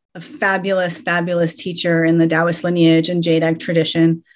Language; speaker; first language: English; early bilingual, other home language; Persian